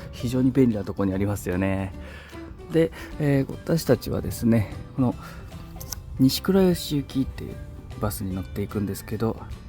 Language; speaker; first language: Japanese; native; Japanese